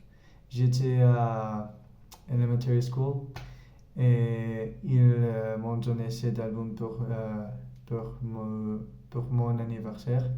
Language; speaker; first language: French; non-native, learner; Spanish